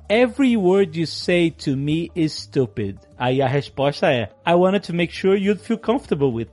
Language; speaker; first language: English; non-native, fluent; Portuguese